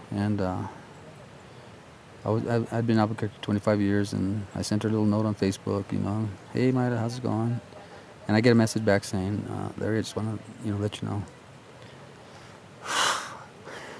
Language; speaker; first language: English; native; English